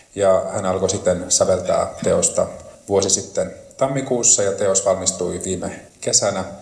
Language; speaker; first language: Finnish; native; Finnish